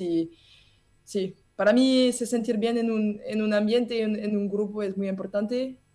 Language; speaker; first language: Spanish; non-native, learner; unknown